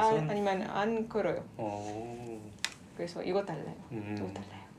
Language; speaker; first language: Korean; non-native, learner; French